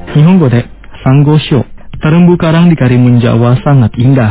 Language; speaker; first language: Japanese; non-native, fluent; Indonesian